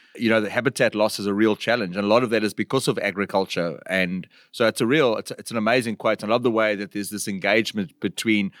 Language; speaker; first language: English; native; English